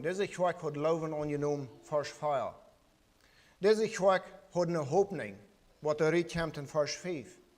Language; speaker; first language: German; non-native, learner; Plautdietsch